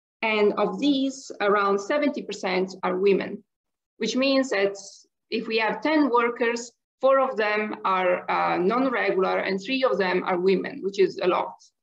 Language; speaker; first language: English; non-native, fluent; Italian